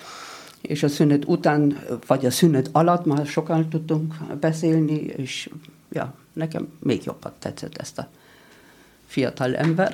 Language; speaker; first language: Hungarian; non-native, learner; German